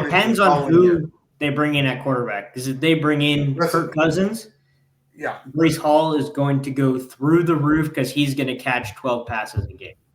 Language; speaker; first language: English; native; English